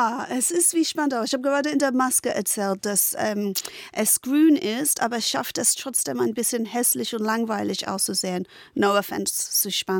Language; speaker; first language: German; non-native, fluent; English